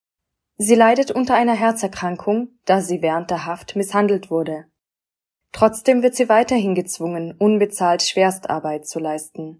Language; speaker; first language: German; native; German